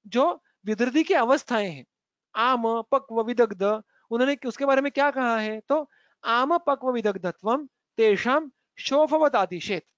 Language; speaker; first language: Hindi; non-native, local second language; Marathi